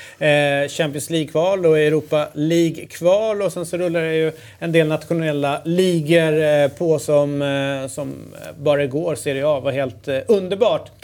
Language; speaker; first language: Swedish; native; Swedish